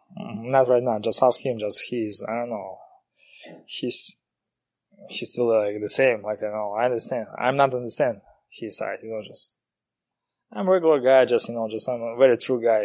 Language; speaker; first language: English; non-native, learner; Kazakh